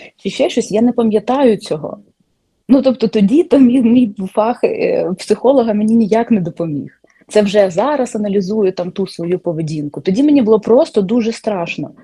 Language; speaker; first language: Ukrainian; native; Ukrainian